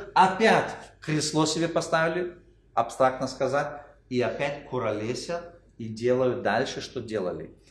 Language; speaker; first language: Russian; non-native, fluent; German